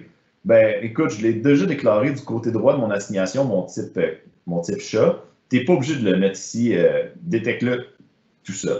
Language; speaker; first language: French; native; French